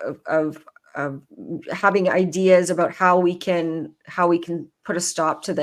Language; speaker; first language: English; native; English